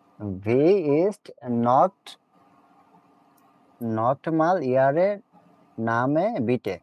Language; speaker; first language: German; non-native, learner; Bangla